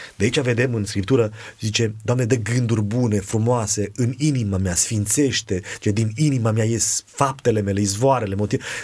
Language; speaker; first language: Romanian; native; Romanian